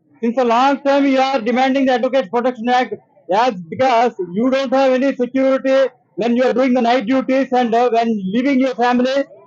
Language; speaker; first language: English; non-native, local second language; Telugu